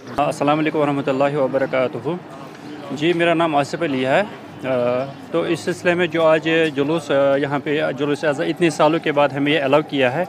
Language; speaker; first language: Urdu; non-native, local second language; Kashmiri